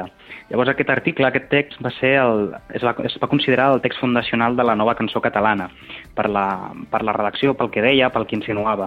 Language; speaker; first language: Catalan; native; Catalan